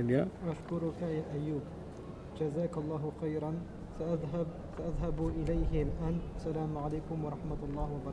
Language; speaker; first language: Arabic; non-native, learner; French